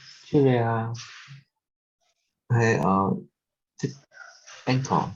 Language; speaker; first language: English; non-native, learner; Vietnamese